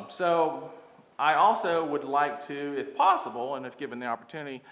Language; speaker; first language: English; native; English